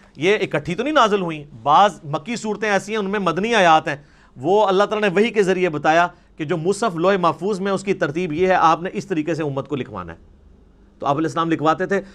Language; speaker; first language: Urdu; non-native, local second language; Punjabi